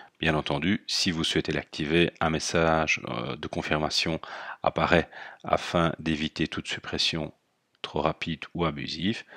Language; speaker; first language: French; native; French